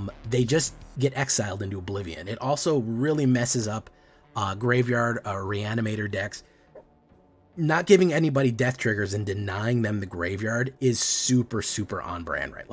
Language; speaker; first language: English; native; English